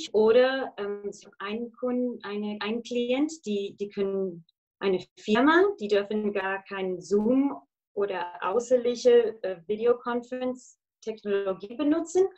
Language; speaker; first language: German; non-native, fluent; English